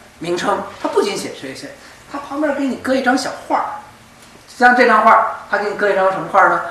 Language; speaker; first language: Chinese; native; Chinese